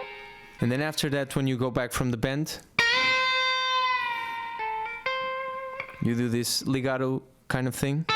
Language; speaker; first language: English; non-native, fluent; Portuguese